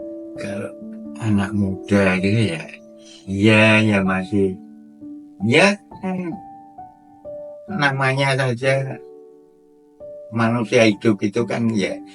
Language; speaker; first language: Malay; non-native, local second language; Javanese